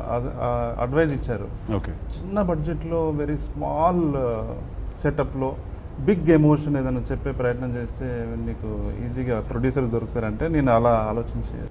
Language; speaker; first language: Telugu; native; Telugu